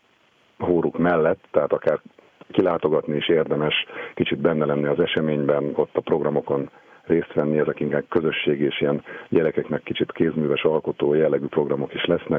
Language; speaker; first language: Hungarian; native; Hungarian